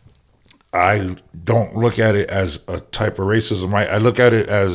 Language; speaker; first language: English; native; English